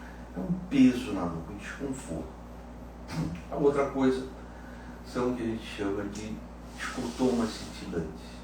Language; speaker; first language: Portuguese; native; Portuguese